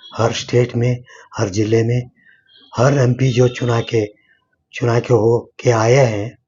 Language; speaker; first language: Hindi; non-native, local second language; Kannada